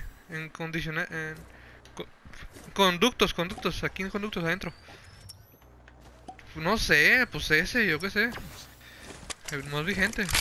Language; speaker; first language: Spanish; native; Spanish